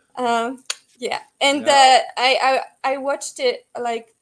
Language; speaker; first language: English; non-native, fluent; French